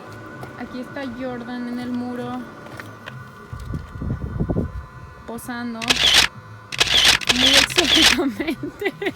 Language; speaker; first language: Spanish; native; Spanish